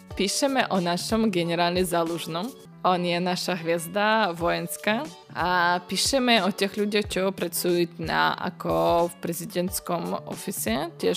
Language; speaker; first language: Slovak; non-native, learner; Ukrainian